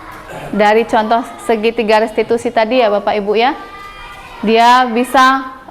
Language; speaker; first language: Indonesian; native; Indonesian